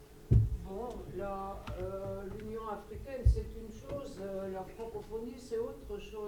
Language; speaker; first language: French; non-native, local second language; Luxembourgish